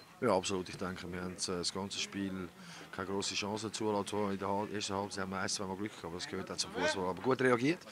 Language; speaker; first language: German; native; German